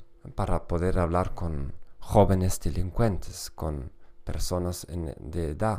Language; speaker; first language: Spanish; non-native, fluent; German